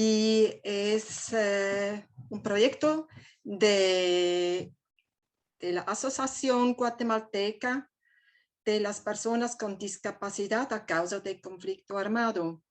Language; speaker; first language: Spanish; non-native, fluent; German